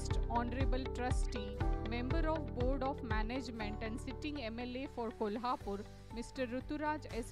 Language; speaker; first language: English; non-native, local second language; Marathi